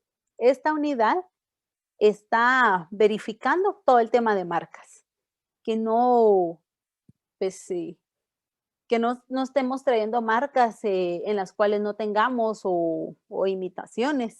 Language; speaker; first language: Spanish; native; Spanish